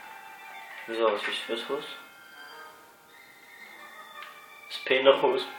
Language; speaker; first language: German; native; German